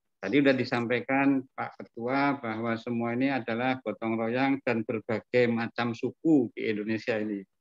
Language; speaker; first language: Indonesian; native; Indonesian